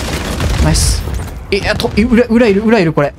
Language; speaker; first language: Japanese; native; Japanese